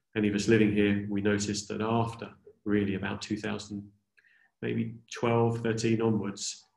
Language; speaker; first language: English; native; English